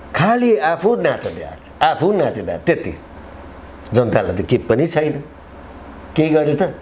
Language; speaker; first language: Nepali; native; Nepali